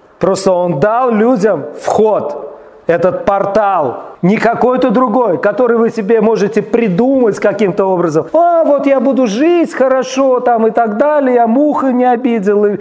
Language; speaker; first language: Russian; native; Russian